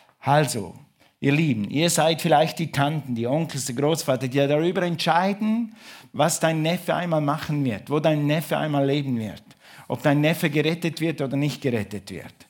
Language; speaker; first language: German; non-native, fluent; English